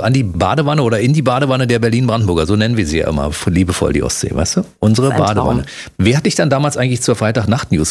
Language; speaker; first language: German; native; German